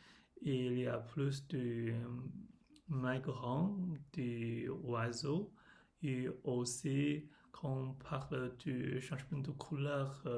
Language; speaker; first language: French; non-native, learner; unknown